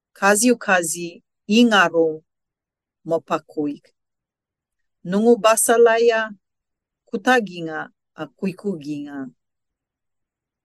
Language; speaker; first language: English; non-native, local second language; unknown